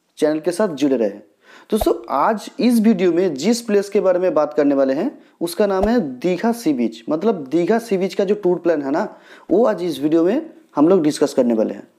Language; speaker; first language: Hindi; non-native, local second language; Bangla